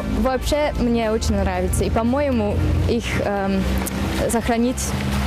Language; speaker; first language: Russian; non-native, learner; Dutch